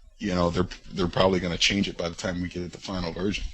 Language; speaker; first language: English; native; English